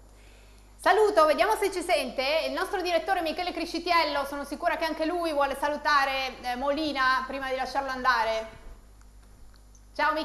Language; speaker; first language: Italian; native; Italian